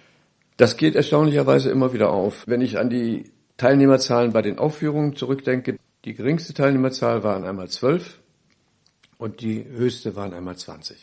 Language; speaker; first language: German; native; German